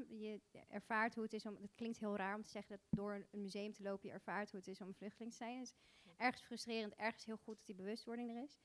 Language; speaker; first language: Dutch; early bilingual, other home language; Bosnian